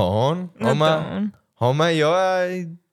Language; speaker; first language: German; non-native, learner; English